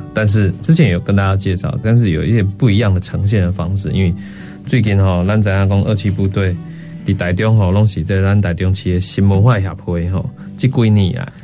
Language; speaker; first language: Chinese; native; Chinese